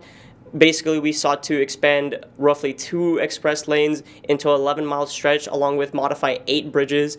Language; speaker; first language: English; native; English